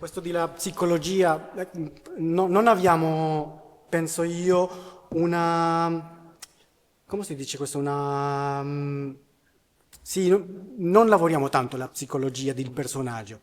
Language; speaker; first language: Italian; non-native, learner; Spanish